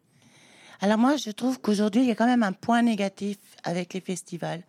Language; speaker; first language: French; native; French